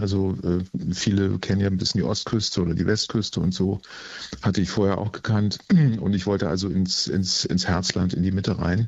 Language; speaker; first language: German; native; German